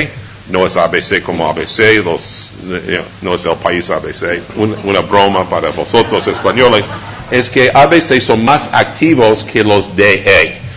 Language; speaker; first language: Spanish; non-native, fluent; English